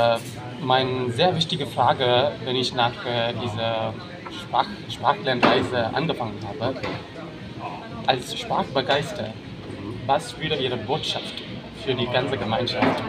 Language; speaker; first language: German; non-native, learner; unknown